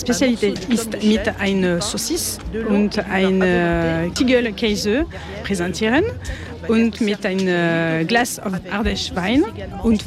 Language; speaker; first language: German; non-native, learner; French